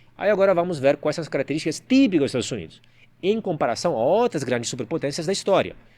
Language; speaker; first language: Portuguese; non-native, fluent; Italian